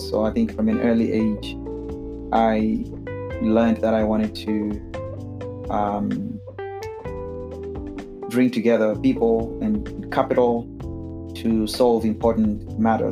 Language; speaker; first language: English; non-native, local second language; Shona